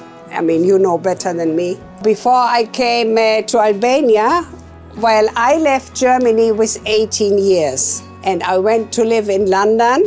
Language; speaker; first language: English; non-native, fluent; German